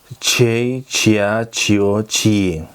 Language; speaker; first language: Russian; non-native, local second language; Kyrgyz